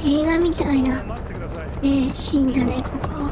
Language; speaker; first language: Japanese; native; Japanese